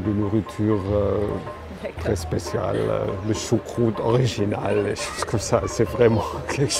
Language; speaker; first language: French; non-native, fluent; German